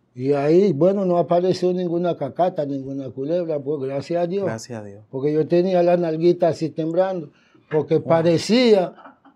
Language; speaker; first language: Spanish; non-native, fluent; Haitian Creole